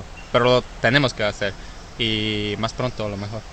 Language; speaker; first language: Spanish; non-native, learner; Polish